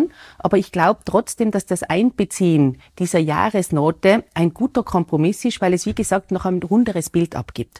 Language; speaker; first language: German; native; German